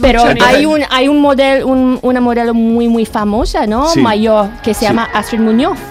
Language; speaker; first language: Spanish; non-native, fluent; English